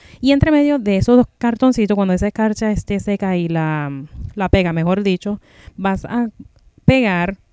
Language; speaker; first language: Spanish; native; Spanish